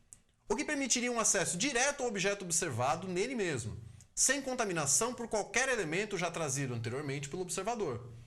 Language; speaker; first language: Portuguese; native; Portuguese